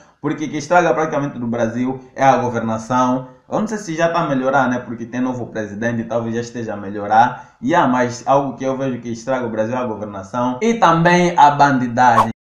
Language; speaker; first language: Portuguese; native; Portuguese